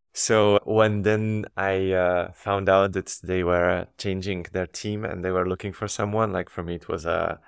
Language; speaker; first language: English; non-native, fluent; Slovak